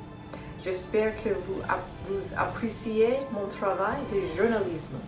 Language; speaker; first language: French; non-native, learner; English